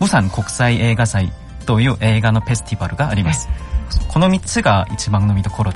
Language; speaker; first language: Japanese; non-native, learner; Korean